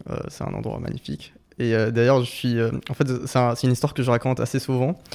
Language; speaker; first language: French; non-native, fluent; Spanish